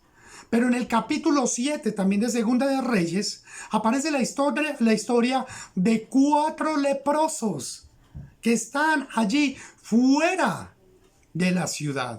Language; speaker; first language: Spanish; native; Spanish